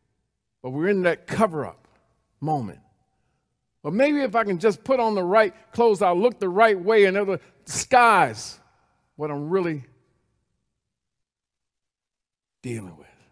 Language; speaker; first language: English; native; English